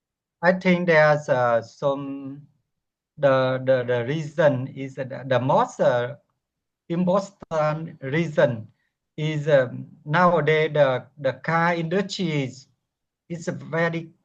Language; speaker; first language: English; non-native, learner; Vietnamese